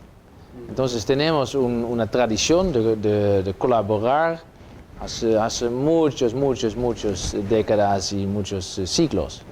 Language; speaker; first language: Spanish; non-native, fluent; Dutch